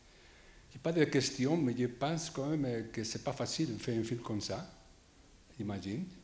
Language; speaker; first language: French; non-native, fluent; Spanish